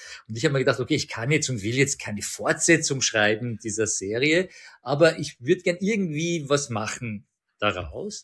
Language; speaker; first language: German; early bilingual, other home language; Persian